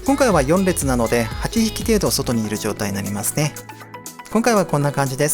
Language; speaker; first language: Japanese; native; Japanese